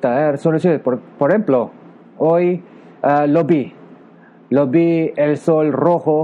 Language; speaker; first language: Spanish; non-native, local second language; Filipino